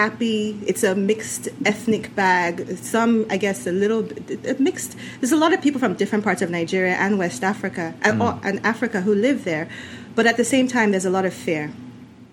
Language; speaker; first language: English; non-native, local second language; Yoruba